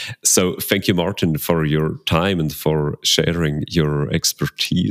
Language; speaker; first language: English; non-native, fluent; Swiss German